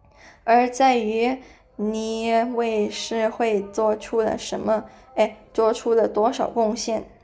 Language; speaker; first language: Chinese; non-native, fluent; Indonesian